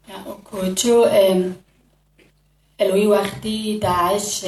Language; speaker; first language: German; non-native, learner; Kurdish